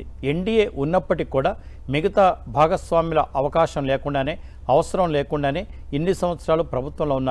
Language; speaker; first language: Telugu; native; Telugu